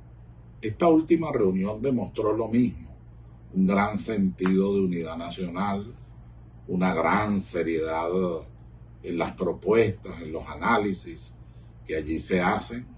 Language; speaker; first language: Spanish; native; Spanish